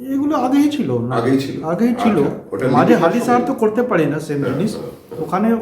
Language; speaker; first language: Bangla; non-native, learner; Hindi